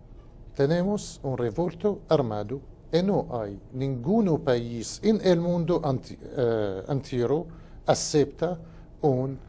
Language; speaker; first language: Spanish; non-native, fluent; Arabic